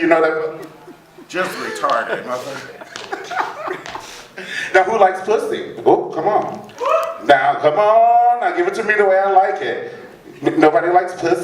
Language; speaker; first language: English; native; English